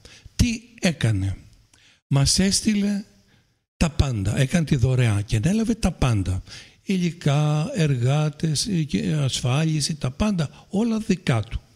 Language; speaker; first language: Greek; native; Greek